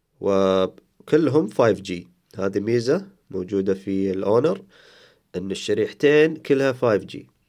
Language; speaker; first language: Arabic; native; Arabic